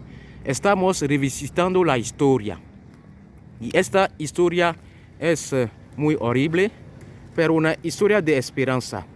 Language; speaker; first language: Spanish; non-native, fluent; French